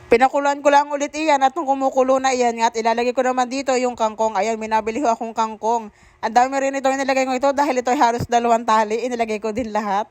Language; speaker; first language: Filipino; native; Filipino